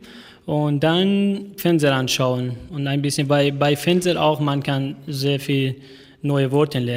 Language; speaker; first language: German; non-native, learner; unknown